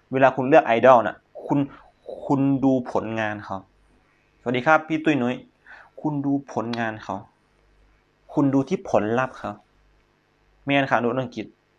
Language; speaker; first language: Thai; native; Thai